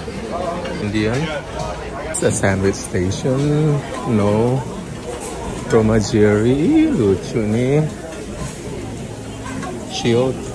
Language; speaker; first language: English; non-native, learner; Indonesian